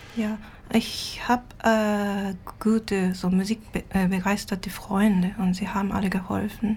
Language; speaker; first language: German; non-native, fluent; Japanese